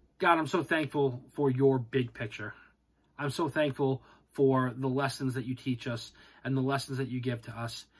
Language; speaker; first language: English; native; English